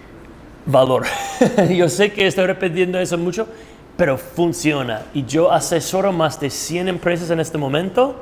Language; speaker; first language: Spanish; non-native, fluent; English